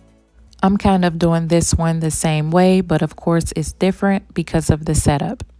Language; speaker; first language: English; native; English